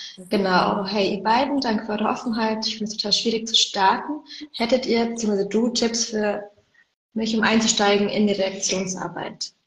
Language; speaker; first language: German; native; German